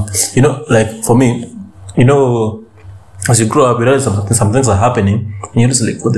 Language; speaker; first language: English; non-native, local second language; Luo (Kenya and Tanzania)